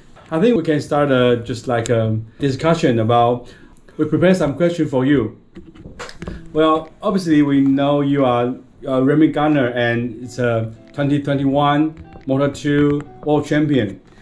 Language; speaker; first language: English; non-native, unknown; Chinese